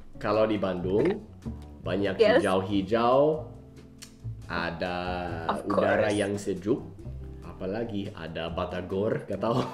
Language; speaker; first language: Indonesian; non-native, fluent; English